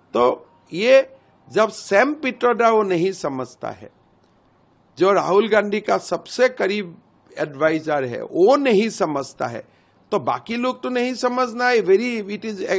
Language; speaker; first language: Hindi; non-native, local second language; Assamese